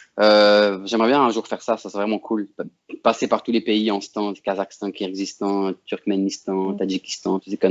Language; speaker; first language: French; native; French